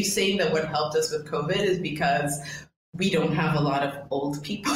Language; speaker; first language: English; non-native, local second language; Krio